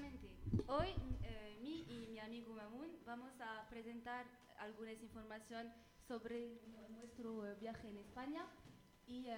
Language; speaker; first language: Spanish; non-native, learner; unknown